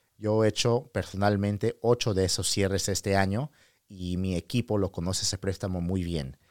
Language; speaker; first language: Spanish; early bilingual, heritage; Spanish